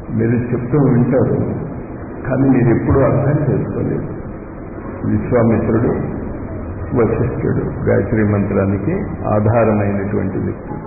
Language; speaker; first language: Telugu; native; Telugu